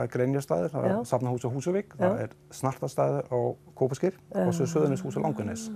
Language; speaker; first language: Icelandic; non-native, fluent; Danish